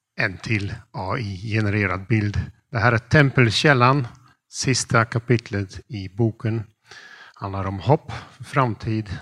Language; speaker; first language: Swedish; non-native, fluent; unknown